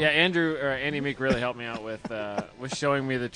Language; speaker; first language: English; native; English